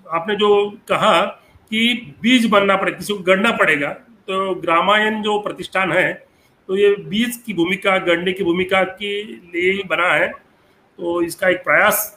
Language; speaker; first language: Hindi; non-native, local second language; Marathi